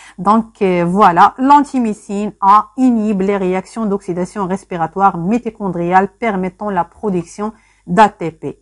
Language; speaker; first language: French; non-native, local second language; Arabic